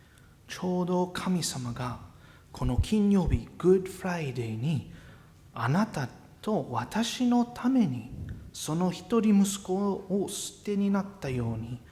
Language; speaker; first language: Japanese; non-native, fluent; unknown